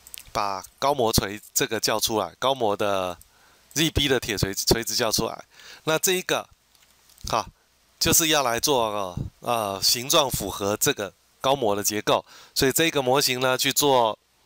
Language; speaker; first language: Chinese; native; Chinese